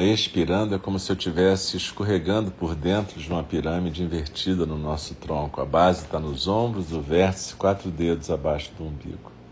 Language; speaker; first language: Portuguese; native; Portuguese